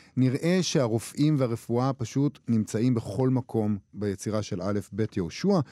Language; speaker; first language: Hebrew; native; Hebrew